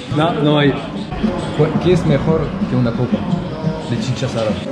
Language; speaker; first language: Spanish; non-native, fluent; French